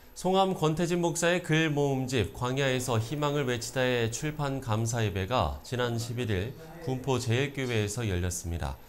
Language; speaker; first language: Korean; native; Korean